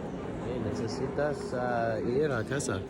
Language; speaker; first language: Spanish; non-native, learner; English